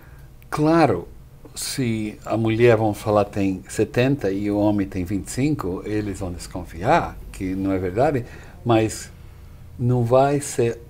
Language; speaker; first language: Portuguese; non-native, fluent; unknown